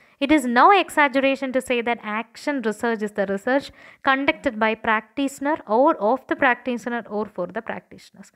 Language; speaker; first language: English; non-native, local second language; Malayalam